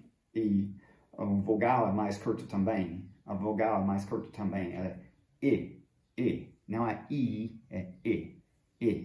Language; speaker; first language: Portuguese; non-native, fluent; English